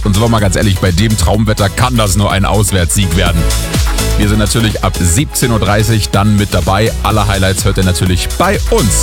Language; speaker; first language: German; native; German